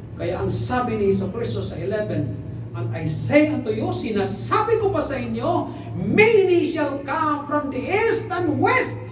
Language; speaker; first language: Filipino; non-native, local second language; Cebuano